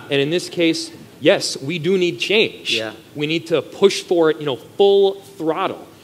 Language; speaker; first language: English; native; English